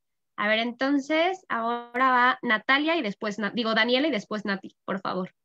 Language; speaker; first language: Spanish; native; Spanish